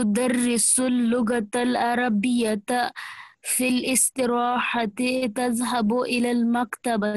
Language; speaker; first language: Arabic; non-native, learner; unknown